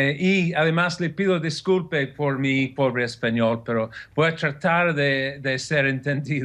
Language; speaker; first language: Spanish; non-native, fluent; English